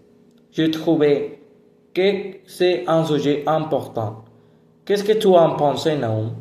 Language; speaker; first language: French; non-native, learner; Spanish